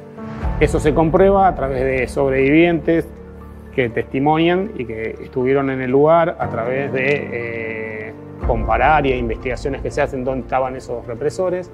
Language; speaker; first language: Spanish; native; Spanish